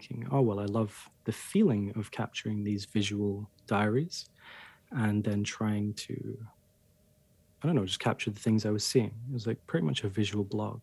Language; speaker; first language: English; native; English